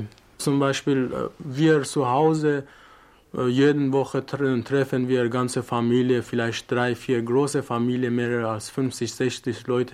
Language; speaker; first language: German; non-native, learner; Persian